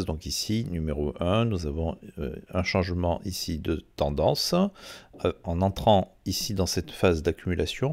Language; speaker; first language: French; native; French